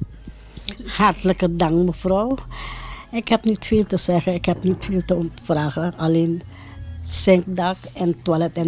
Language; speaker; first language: Dutch; non-native, local second language; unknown